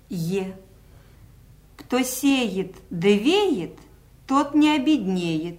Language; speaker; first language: Russian; native; Russian